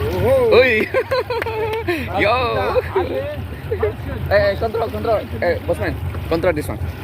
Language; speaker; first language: English; non-native, fluent; Malay